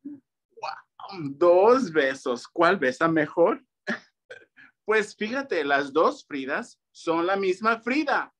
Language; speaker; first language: Spanish; early bilingual, other home language; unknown